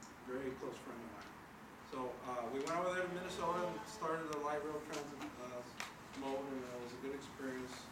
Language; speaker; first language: English; native; English